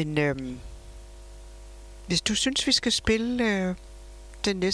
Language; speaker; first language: Danish; native; Danish